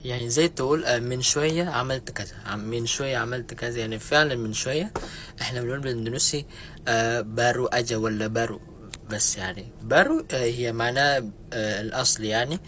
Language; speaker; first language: Arabic; non-native, fluent; Indonesian